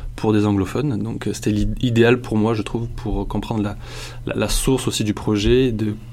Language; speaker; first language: French; native; French